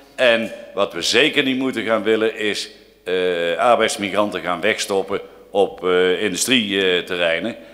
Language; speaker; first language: Dutch; native; Dutch